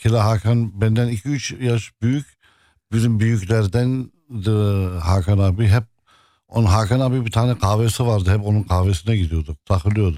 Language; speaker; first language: Turkish; non-native, local second language; Arabic